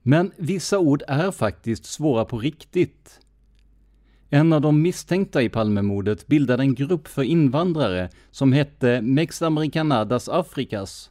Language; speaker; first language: Swedish; native; Swedish